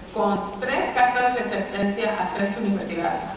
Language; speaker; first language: Spanish; early bilingual, heritage; Spanish